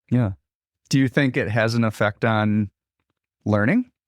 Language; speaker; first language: English; native; English